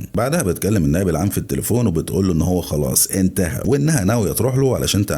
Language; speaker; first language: Arabic; native; Arabic